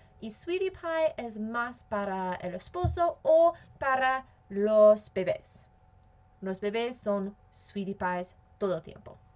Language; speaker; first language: Spanish; non-native, fluent; English